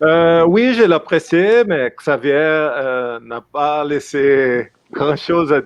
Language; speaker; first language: French; non-native, fluent; Portuguese